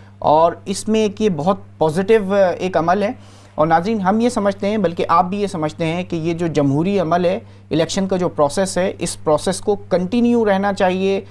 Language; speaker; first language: Urdu; native; Urdu